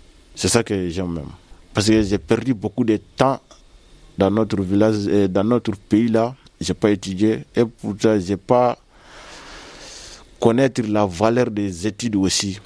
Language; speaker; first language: French; non-native, learner; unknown